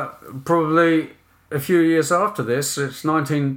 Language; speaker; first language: English; native; English